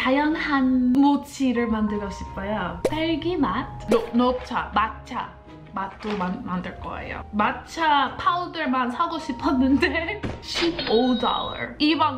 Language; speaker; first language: Korean; non-native, learner; English